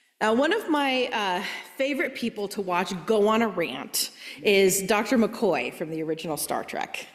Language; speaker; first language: English; native; English